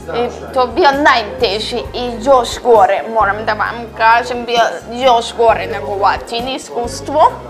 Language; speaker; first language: Serbian; early bilingual, heritage; Serbian